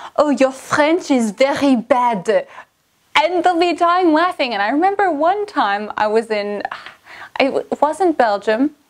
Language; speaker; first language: English; native; English